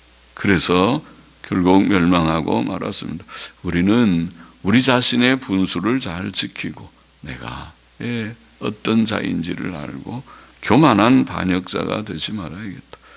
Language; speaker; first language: Korean; native; Korean